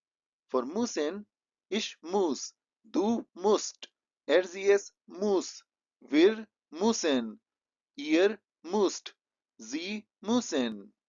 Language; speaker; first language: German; non-native, fluent; Hindi